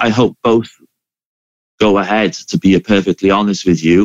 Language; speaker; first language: English; native; English